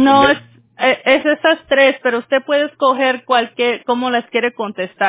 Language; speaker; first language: Spanish; early bilingual, heritage; Spanish